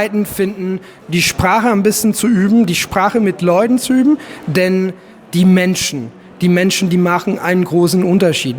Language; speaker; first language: German; non-native, fluent; Italian